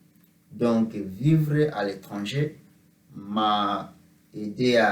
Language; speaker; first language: French; non-native, fluent; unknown